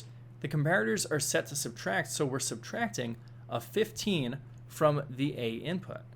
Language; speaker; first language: English; native; English